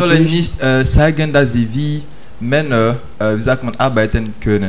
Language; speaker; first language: German; non-native, learner; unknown